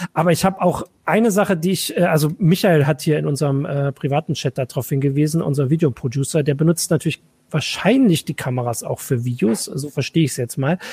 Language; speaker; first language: German; native; German